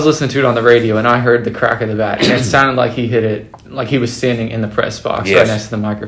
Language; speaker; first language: English; native; English